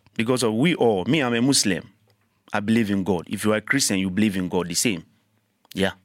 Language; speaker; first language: English; non-native, learner; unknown